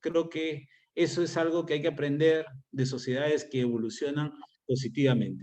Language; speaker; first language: Spanish; native; Spanish